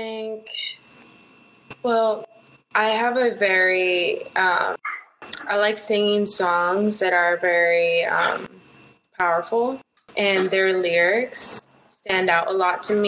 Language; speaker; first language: English; early bilingual, other home language; Spanish